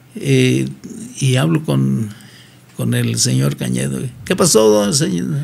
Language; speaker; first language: Spanish; native; Spanish